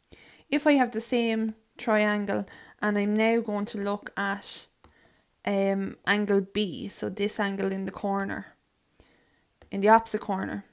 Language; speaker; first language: English; native; English